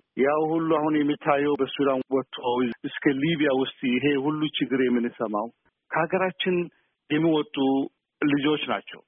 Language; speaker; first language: Amharic; non-native, local second language; Somali